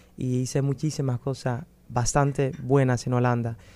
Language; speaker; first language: Spanish; early bilingual, other home language; Dutch